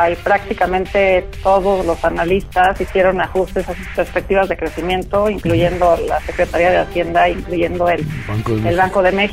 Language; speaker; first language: Spanish; native; Spanish